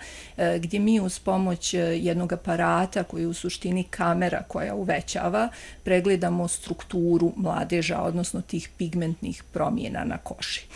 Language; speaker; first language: Croatian; native; Croatian